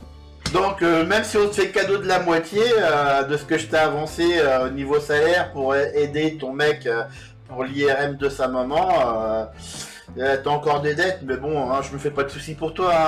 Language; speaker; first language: French; native; French